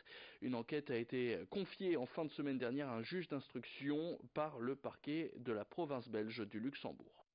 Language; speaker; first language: French; native; French